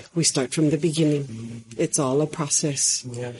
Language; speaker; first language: English; native; English